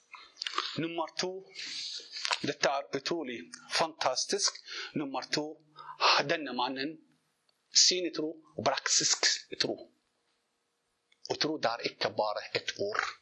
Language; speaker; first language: Norwegian; non-native, learner; Arabic